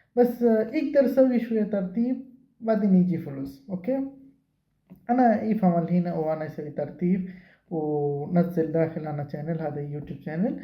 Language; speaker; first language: Arabic; non-native, learner; Bangla